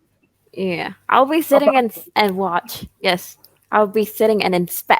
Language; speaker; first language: English; non-native, fluent; Khmer